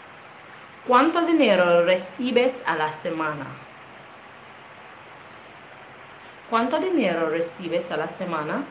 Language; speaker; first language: Spanish; non-native, fluent; English